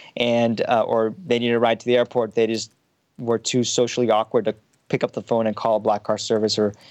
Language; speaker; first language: English; early bilingual, heritage; German